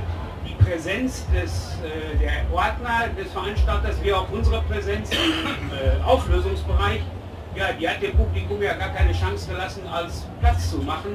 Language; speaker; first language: German; native; German